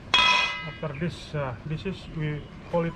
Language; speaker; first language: English; non-native, learner; Indonesian